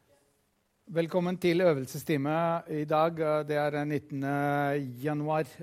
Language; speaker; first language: Norwegian; non-native, fluent; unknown